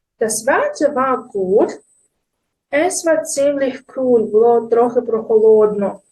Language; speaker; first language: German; non-native, fluent; Ukrainian